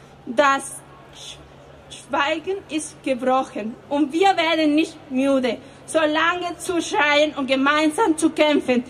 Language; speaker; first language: German; non-native, fluent; Spanish